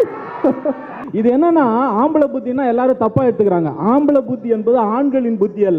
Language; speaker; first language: Tamil; native; Tamil